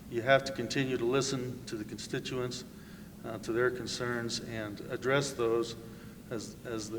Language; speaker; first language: English; native; English